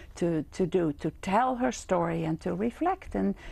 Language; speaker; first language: English; non-native, fluent; Dutch